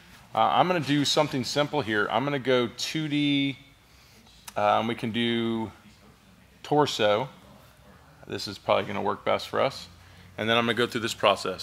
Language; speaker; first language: English; native; English